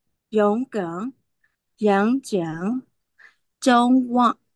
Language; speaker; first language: Chinese; non-native, learner; Burmese